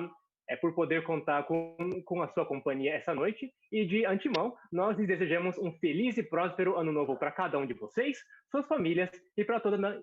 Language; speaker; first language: Portuguese; native; Portuguese